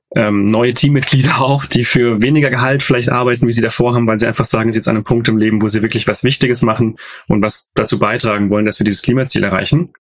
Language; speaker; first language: German; native; German